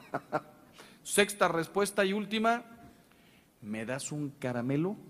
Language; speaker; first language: Spanish; native; Spanish